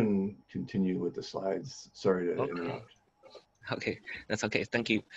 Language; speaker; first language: English; non-native, learner; Chinese